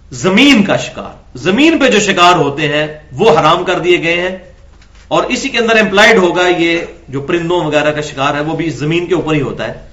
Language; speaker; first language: Urdu; non-native, local second language; Punjabi